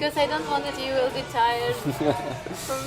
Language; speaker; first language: English; non-native, learner; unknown